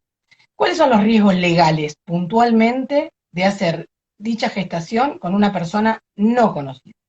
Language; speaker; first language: Spanish; native; Spanish